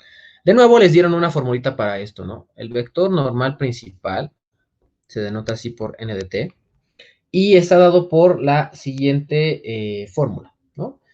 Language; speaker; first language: Spanish; native; Spanish